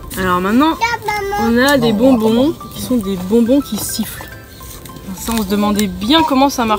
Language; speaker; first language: French; native; French